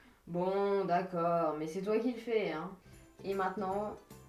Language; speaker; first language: French; native; French